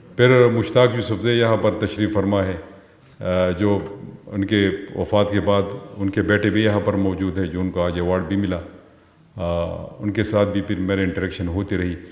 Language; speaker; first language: Urdu; non-native, local second language; Pashto